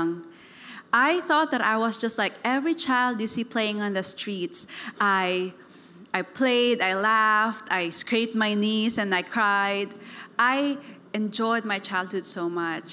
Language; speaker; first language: English; non-native, local second language; Cebuano